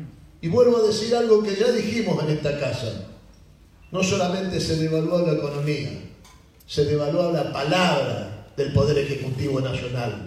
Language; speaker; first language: Spanish; native; Spanish